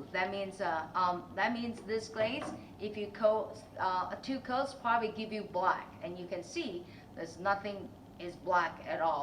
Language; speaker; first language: English; non-native, fluent; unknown